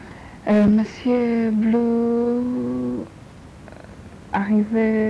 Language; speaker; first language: French; non-native, learner; Polish